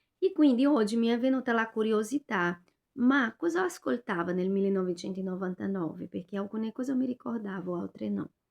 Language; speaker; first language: Italian; non-native, fluent; Portuguese